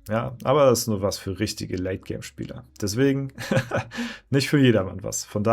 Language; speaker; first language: German; native; German